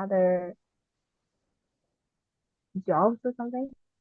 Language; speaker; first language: English; non-native, learner; Japanese